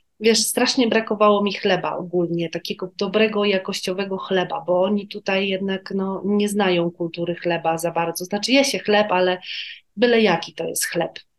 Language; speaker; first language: Polish; native; Polish